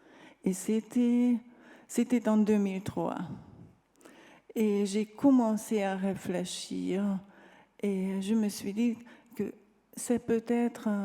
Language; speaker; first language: French; non-native, fluent; Hungarian